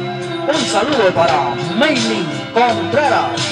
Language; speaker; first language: Spanish; native; Spanish